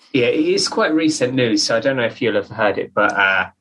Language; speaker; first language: English; native; English